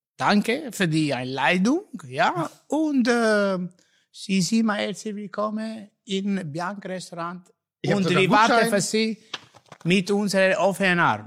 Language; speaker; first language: German; non-native, learner; Italian